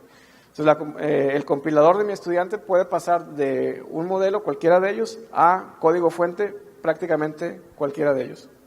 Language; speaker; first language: Spanish; native; Spanish